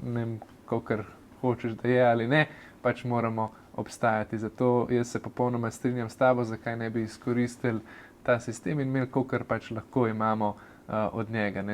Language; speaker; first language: Slovenian; native; Slovenian